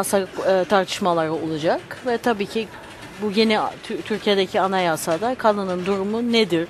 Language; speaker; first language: Turkish; early bilingual, heritage; Turkish